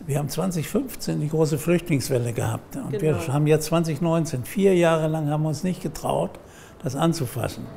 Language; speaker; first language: German; native; German